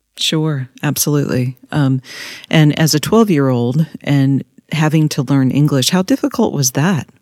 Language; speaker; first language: English; native; English